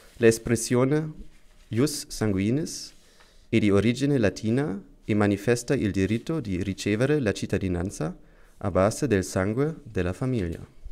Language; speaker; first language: Italian; non-native, learner; German